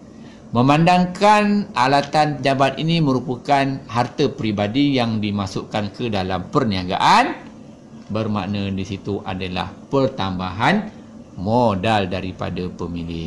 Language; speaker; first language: Malay; native; Malay